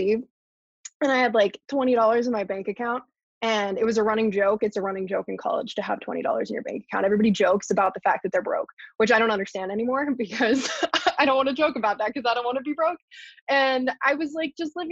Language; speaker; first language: English; native; English